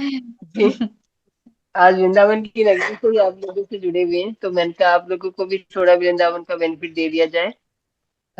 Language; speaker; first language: Hindi; native; Hindi